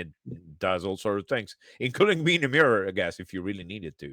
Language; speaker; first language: English; native; English